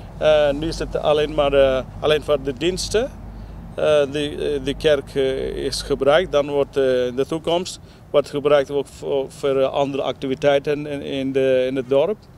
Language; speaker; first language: Dutch; non-native, learner; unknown